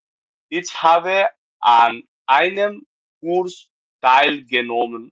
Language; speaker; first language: German; non-native, learner; Bangla